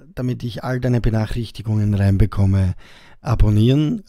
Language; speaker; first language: German; native; German